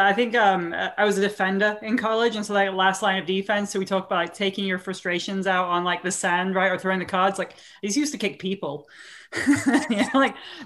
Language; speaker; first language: English; native; English